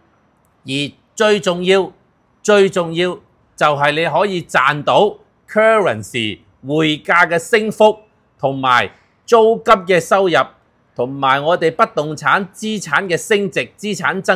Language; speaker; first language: Cantonese; native; Cantonese